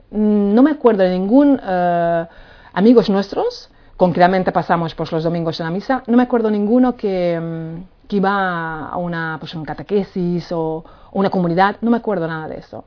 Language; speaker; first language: Spanish; non-native, fluent; Hungarian